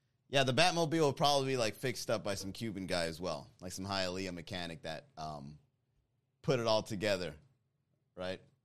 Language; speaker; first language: English; native; English